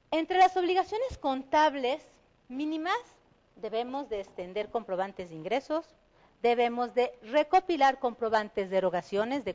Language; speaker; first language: Spanish; native; Spanish